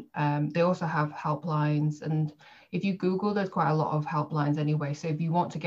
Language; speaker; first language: English; native; English